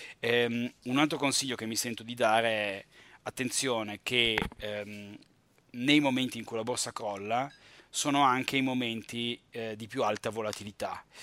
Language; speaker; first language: Italian; native; Italian